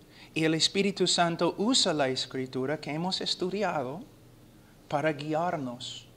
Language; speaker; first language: Spanish; non-native, fluent; English